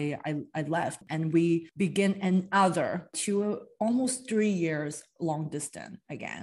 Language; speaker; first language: English; non-native, local second language; Cantonese